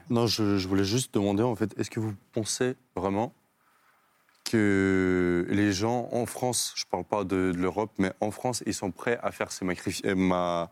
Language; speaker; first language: French; non-native, fluent; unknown